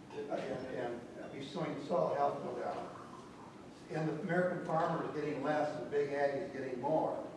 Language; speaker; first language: English; native; English